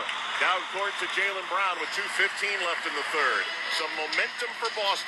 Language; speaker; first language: English; native; English